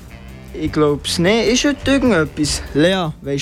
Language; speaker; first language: German; native; German